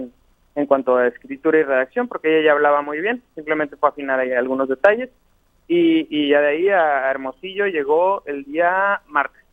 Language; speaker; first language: Spanish; native; Spanish